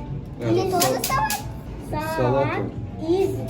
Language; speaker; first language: Russian; early bilingual, heritage; Russian